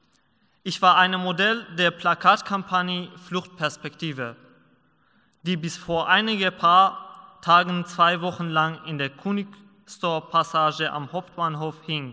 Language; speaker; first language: German; non-native, learner; Persian